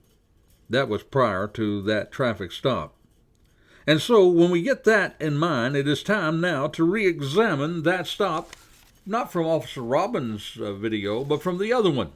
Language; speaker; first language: English; native; English